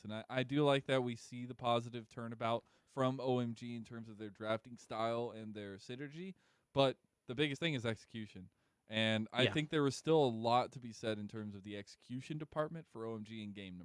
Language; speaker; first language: English; native; English